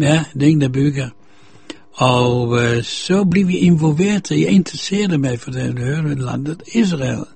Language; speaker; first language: Danish; non-native, fluent; Dutch